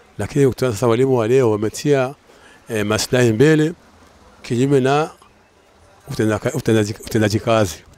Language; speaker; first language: Swahili; native; Swahili